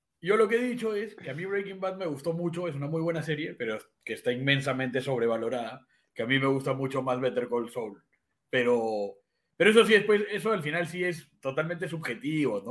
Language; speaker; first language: Spanish; native; Spanish